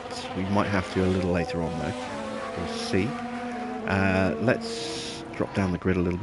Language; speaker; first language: English; native; English